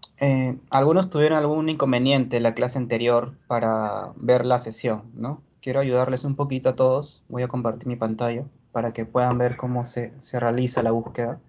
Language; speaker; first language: Spanish; native; Spanish